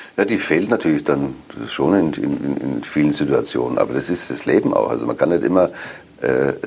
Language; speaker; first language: German; native; German